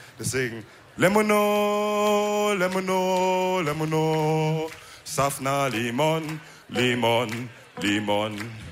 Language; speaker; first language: German; early bilingual, other home language; Wolof